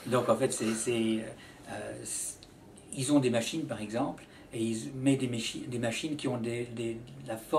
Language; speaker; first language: French; native; French